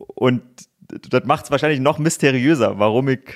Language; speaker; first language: German; native; German